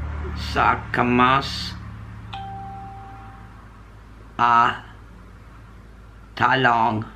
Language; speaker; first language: Filipino; non-native, learner; English